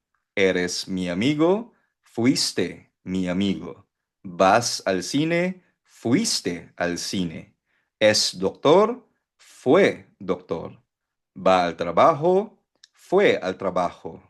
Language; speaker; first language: Spanish; non-native, fluent; Filipino